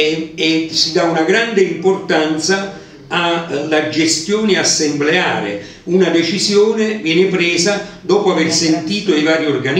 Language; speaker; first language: Italian; native; Italian